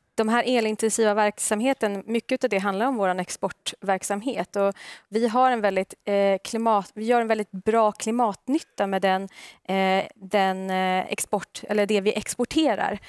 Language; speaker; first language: Swedish; native; Swedish